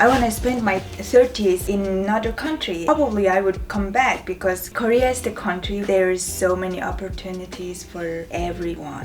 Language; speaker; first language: English; non-native, fluent; Mongolian